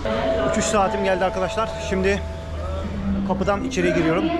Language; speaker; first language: Turkish; native; Turkish